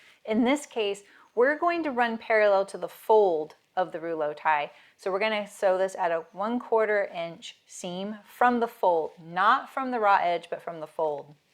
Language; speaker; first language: English; native; English